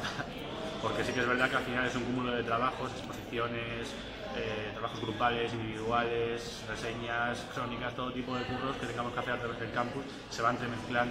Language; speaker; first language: Spanish; native; Spanish